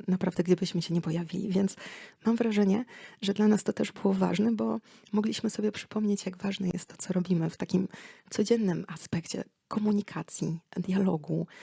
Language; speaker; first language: Polish; native; Polish